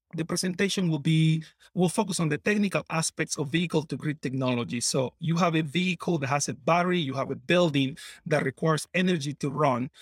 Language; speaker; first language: English; non-native, fluent; Spanish